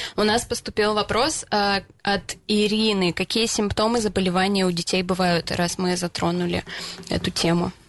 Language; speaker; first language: Russian; native; Russian